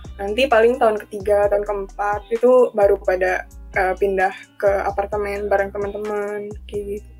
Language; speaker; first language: Indonesian; native; Indonesian